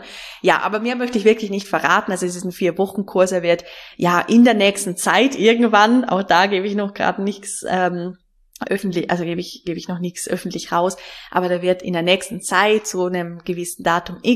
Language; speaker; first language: German; native; German